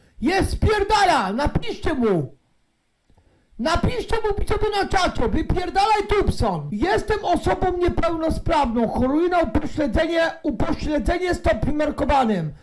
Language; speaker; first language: Polish; native; Polish